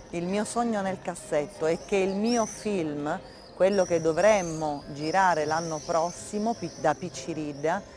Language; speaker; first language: Italian; native; Italian